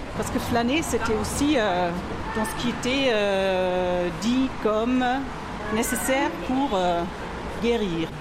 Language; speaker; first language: French; non-native, fluent; German